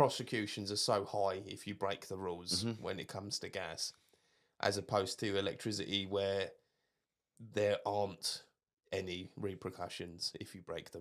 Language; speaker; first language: English; native; English